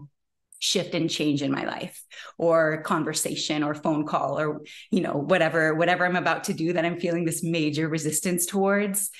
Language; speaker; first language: English; native; English